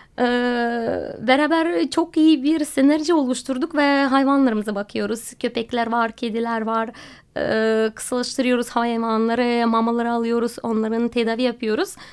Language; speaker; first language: Turkish; non-native, fluent; Russian